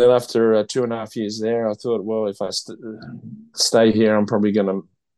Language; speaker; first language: English; native; English